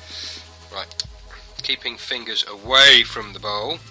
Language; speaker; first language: English; native; English